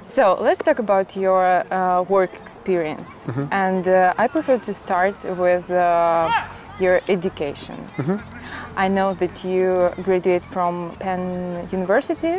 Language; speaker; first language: English; non-native, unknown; Russian